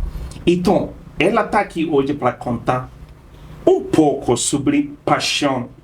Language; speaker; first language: Portuguese; non-native, fluent; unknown